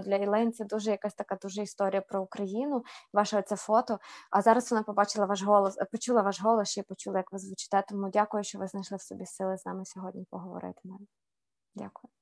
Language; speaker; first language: Ukrainian; native; Ukrainian